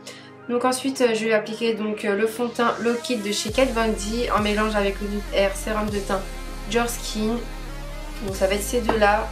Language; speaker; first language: French; native; French